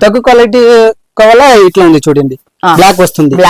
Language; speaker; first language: Telugu; non-native, learner; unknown